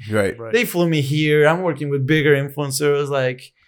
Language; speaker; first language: English; non-native, fluent; Spanish